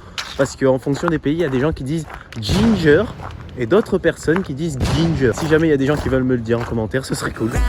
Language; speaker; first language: French; native; French